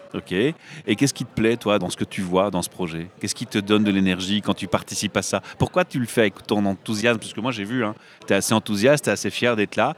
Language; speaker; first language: French; native; French